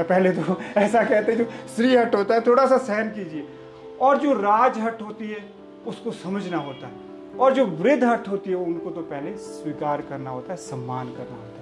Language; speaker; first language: Hindi; native; Hindi